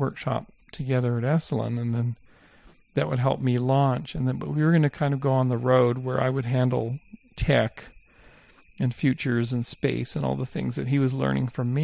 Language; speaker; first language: English; native; English